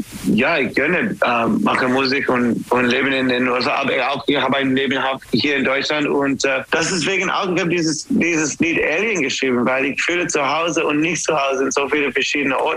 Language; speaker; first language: German; non-native, learner; English